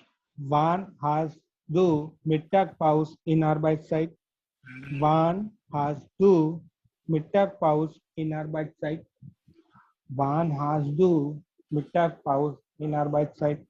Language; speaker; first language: German; non-native, learner; Gujarati